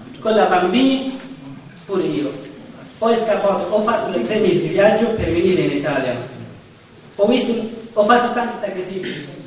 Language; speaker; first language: Italian; non-native, learner; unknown